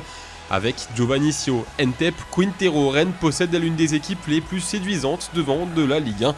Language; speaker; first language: French; native; French